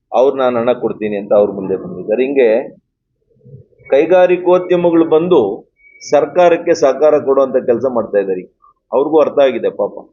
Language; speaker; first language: Kannada; native; Kannada